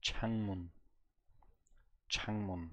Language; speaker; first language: Korean; non-native, learner; German